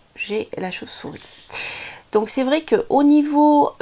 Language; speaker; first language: French; native; French